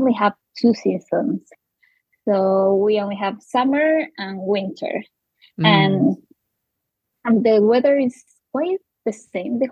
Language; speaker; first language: English; non-native, learner; Spanish